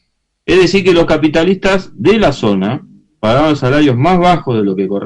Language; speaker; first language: Spanish; native; Spanish